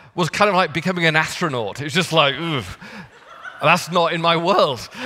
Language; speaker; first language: English; native; English